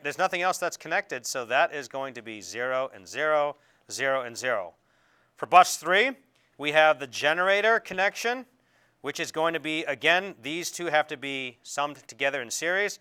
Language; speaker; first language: English; native; English